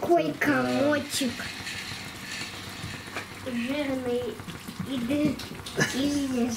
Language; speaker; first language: Russian; early bilingual, heritage; Russian